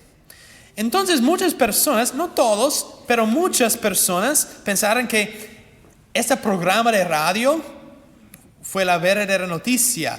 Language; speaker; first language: Spanish; non-native, fluent; English